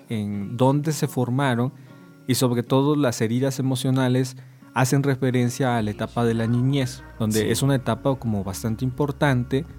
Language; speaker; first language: Spanish; native; Spanish